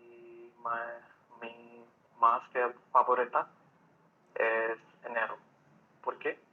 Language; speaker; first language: Spanish; non-native, learner; Hindi